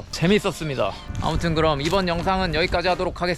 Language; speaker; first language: Korean; native; Korean